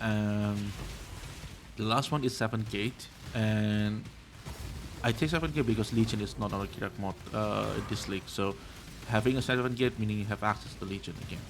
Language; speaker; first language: English; non-native, fluent; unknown